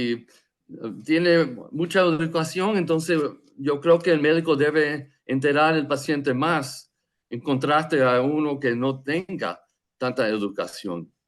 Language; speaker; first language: Spanish; non-native, fluent; English